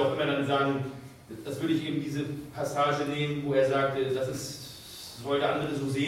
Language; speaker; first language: German; native; German